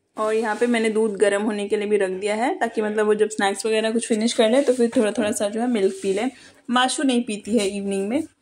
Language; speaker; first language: Hindi; native; Hindi